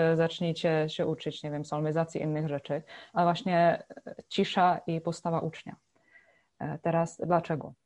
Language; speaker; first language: Polish; non-native, fluent; Czech